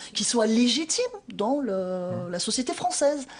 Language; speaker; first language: French; non-native, local second language; Arabic